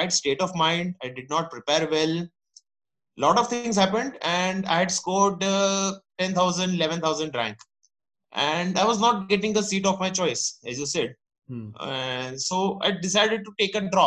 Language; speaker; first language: English; non-native, local second language; Gujarati